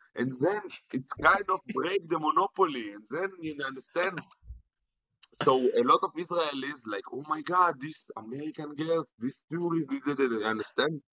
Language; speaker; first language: English; non-native, fluent; Hebrew